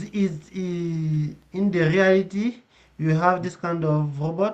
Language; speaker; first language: English; non-native, learner; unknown